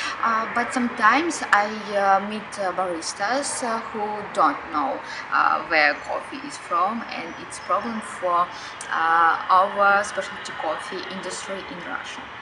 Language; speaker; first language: English; non-native, learner; Russian